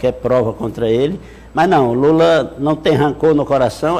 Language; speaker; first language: Portuguese; native; Portuguese